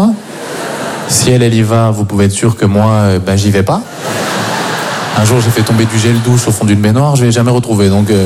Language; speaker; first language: French; native; French